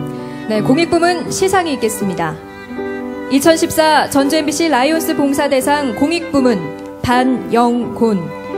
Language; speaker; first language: Korean; native; Korean